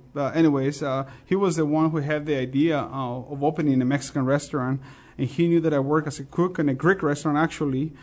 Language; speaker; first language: English; non-native, fluent; Spanish